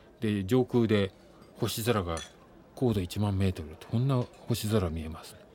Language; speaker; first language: Japanese; native; Japanese